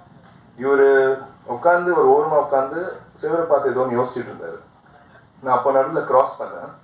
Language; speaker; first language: Tamil; non-native, fluent; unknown